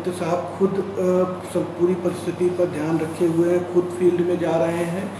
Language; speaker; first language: Hindi; non-native, local second language; Marathi